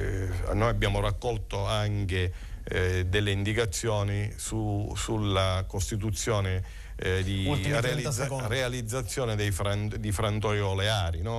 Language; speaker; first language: Italian; native; Italian